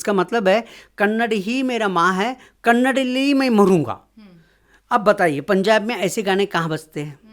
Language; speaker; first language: Hindi; non-native, local second language; Kannada